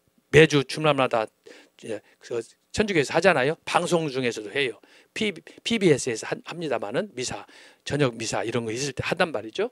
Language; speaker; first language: Korean; native; Korean